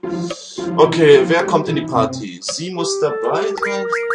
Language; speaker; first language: German; native; German